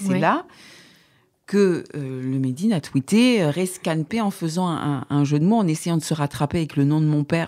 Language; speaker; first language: French; native; French